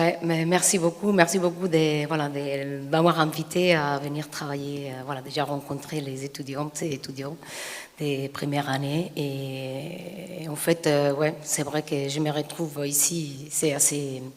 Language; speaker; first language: French; non-native, fluent; Spanish